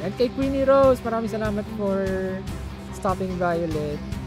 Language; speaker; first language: English; non-native, local second language; Filipino